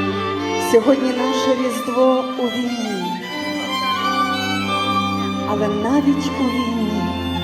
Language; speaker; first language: Ukrainian; native; Ukrainian